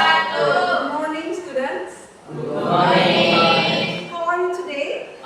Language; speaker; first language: English; non-native, fluent; Indonesian